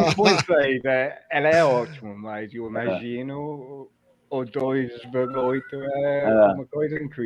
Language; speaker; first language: Portuguese; non-native, learner; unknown